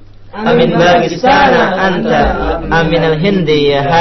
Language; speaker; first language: Arabic; non-native, learner; Indonesian